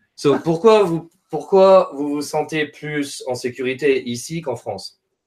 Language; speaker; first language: French; native; French